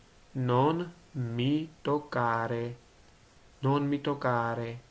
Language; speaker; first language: Italian; non-native, learner; Georgian